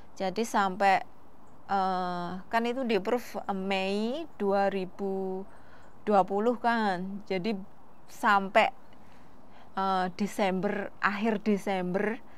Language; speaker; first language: Indonesian; non-native, local second language; Javanese